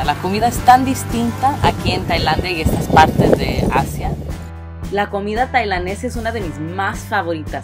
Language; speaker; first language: Spanish; early bilingual, other home language; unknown